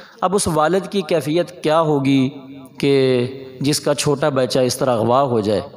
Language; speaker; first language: Urdu; non-native, local second language; Punjabi